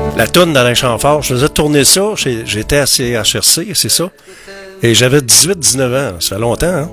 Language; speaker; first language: French; native; French